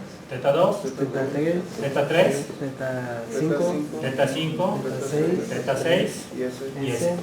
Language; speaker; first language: Spanish; native; Spanish